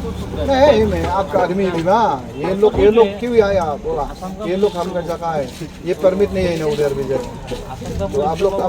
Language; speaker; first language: Hindi; non-native, local second language; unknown